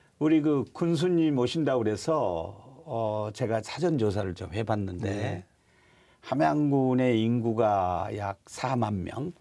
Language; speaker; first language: Korean; native; Korean